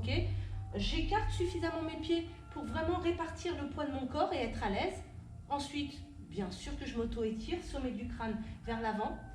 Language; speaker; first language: French; native; French